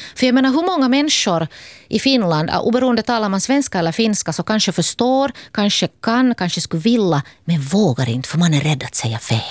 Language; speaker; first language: Swedish; native; Swedish